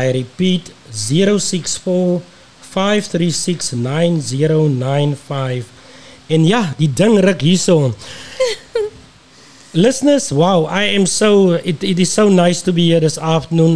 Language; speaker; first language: English; non-native, local second language; Afrikaans